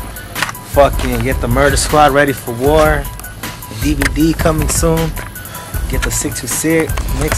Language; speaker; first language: English; native; English